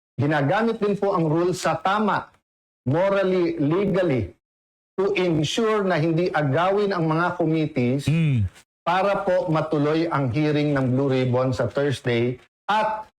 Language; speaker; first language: Filipino; native; Filipino